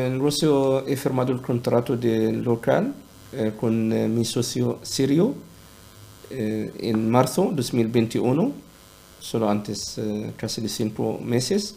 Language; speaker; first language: Spanish; non-native, learner; Arabic